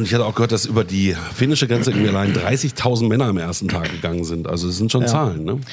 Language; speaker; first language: German; native; German